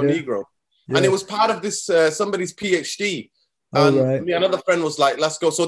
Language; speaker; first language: English; native; English